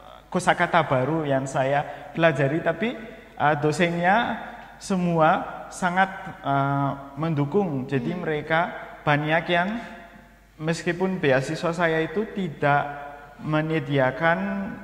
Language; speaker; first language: Indonesian; non-native, fluent; Malagasy